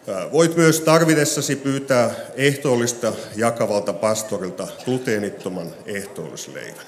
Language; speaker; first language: Finnish; native; Finnish